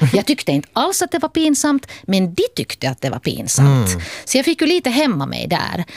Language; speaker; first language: Swedish; native; Swedish